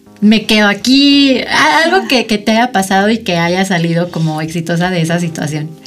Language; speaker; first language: Spanish; native; Spanish